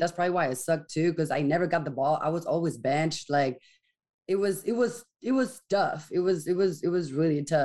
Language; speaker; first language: English; non-native, fluent; Spanish